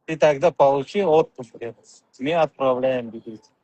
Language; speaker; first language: Russian; non-native, learner; Uzbek